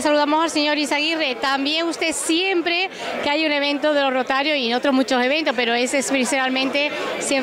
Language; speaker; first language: Spanish; native; Spanish